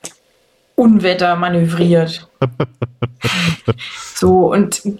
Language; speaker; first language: German; native; German